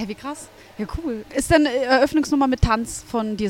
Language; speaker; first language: German; native; German